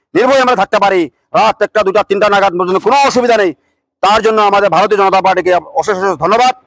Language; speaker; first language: Bangla; non-native, local second language; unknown